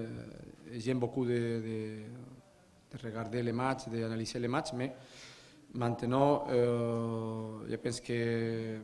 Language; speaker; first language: French; non-native, learner; Spanish